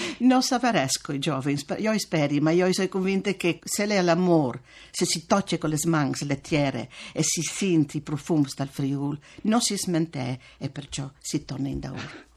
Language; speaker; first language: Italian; early bilingual, other home language; Friulian